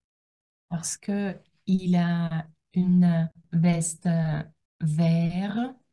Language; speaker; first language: French; non-native, learner; Russian